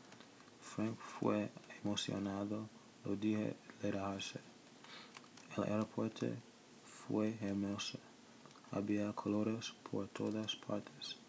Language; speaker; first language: Spanish; non-native, learner; English